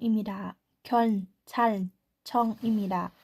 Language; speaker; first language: Korean; non-native, learner; Thai